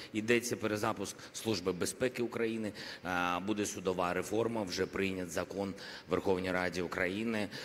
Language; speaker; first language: Ukrainian; non-native, local second language; Russian